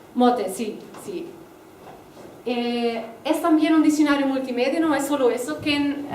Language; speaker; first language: Spanish; non-native, fluent; Portuguese